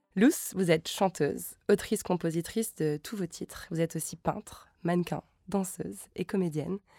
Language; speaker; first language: French; native; French